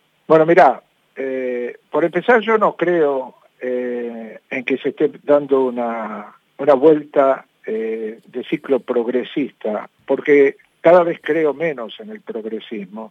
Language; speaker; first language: Spanish; native; Spanish